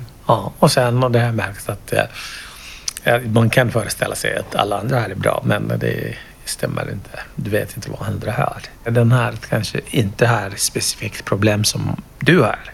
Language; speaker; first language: Swedish; non-native, fluent; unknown